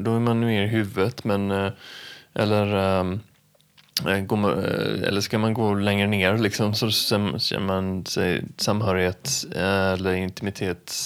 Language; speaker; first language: Swedish; native; Swedish